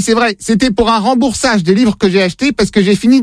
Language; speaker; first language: French; native; French